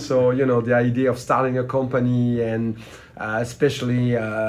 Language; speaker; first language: English; non-native, fluent; French